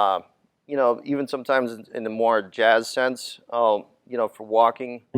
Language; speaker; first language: English; native; English